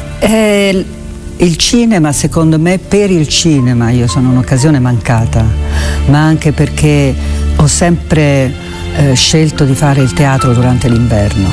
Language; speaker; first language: Italian; native; Italian